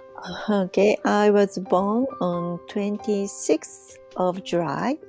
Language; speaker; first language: English; non-native, learner; Japanese